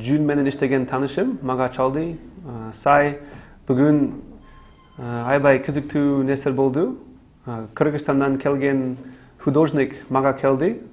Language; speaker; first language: Kyrgyz; non-native, learner; English